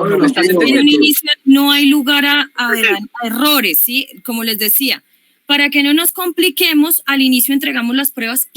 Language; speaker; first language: Spanish; native; Spanish